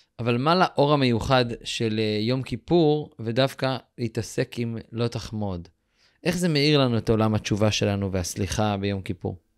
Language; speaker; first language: Hebrew; native; Hebrew